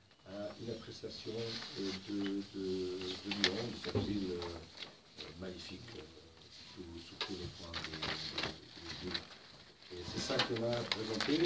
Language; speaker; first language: French; non-native, fluent; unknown